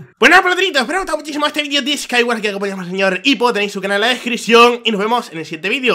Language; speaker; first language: Spanish; native; Spanish